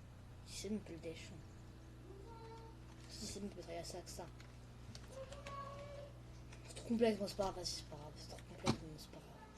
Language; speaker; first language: French; native; French